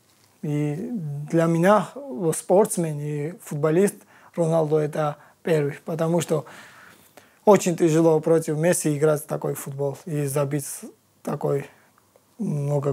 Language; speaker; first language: Russian; non-native, learner; Georgian